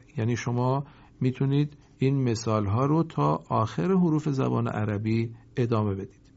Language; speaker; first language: Persian; native; Persian